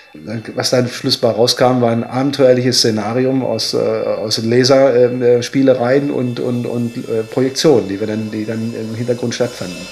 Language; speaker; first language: German; native; German